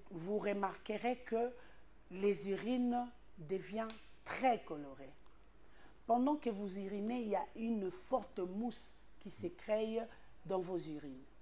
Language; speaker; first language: French; non-native, local second language; Lingala